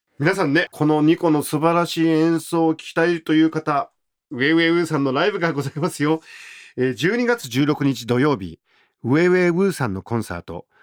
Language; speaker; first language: Japanese; native; Japanese